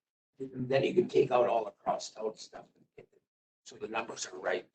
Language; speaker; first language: English; native; English